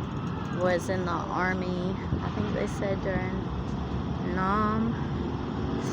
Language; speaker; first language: English; native; English